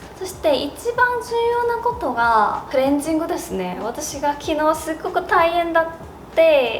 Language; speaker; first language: Japanese; non-native, learner; Korean